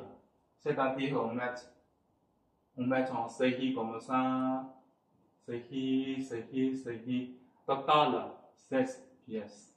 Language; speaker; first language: French; non-native, fluent; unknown